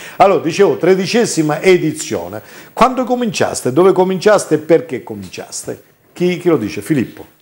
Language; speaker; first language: Italian; native; Italian